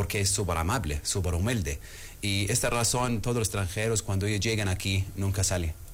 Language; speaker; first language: Spanish; non-native, learner; Arabic